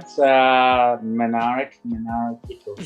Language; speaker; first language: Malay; non-native, learner; English